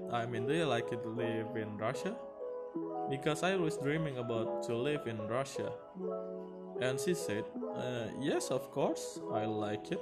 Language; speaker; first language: English; non-native, learner; Indonesian